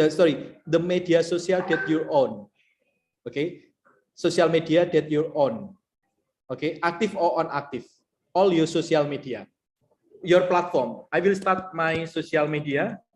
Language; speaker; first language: English; non-native, learner; Indonesian